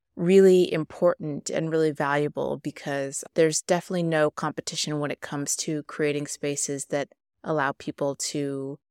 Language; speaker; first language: English; native; English